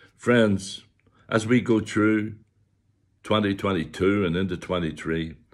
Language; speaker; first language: English; native; English